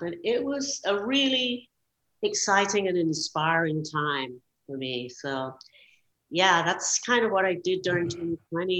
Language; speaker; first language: English; native; English